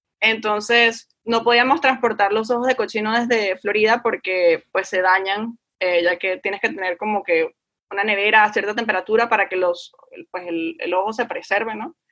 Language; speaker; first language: Spanish; native; Spanish